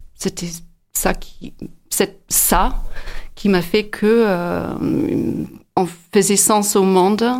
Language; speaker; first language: French; non-native, fluent; English